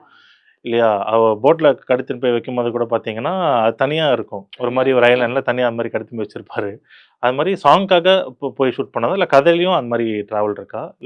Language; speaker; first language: Tamil; native; Tamil